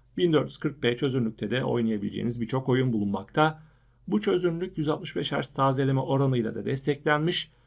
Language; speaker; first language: Turkish; native; Turkish